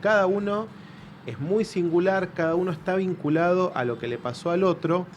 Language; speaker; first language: Spanish; native; Spanish